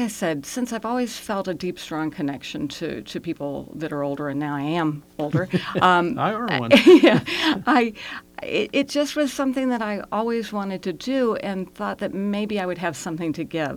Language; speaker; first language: English; native; English